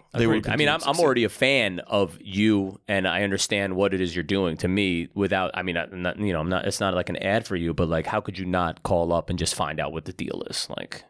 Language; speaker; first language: English; non-native, fluent; Hebrew